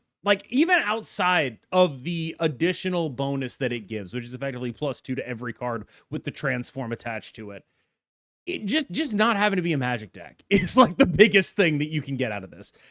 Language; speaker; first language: English; native; English